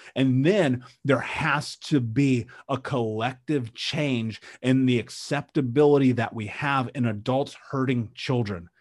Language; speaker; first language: English; native; English